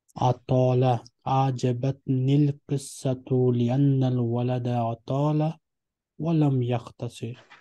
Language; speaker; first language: Arabic; non-native, fluent; Urdu